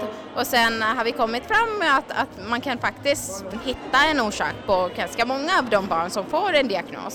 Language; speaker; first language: Swedish; non-native, fluent; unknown